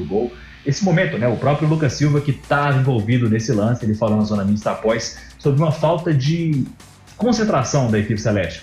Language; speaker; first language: Portuguese; native; Portuguese